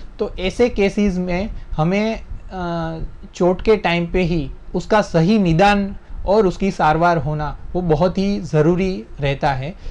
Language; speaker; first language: Hindi; non-native, local second language; Gujarati